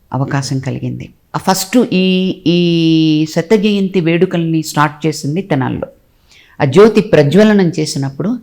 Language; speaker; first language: Telugu; native; Telugu